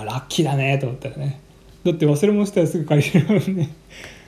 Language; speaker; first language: Japanese; native; Japanese